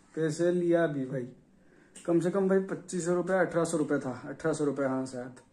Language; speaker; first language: Hindi; non-native, local second language; Odia